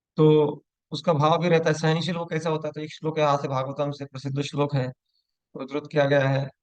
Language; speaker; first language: Hindi; non-native, local second language; Marathi